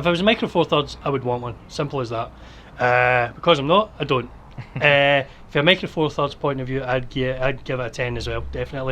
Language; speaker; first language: English; native; English